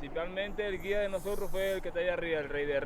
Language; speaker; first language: Spanish; native; Spanish